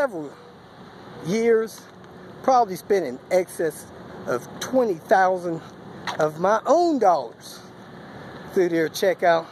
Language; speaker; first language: English; native; English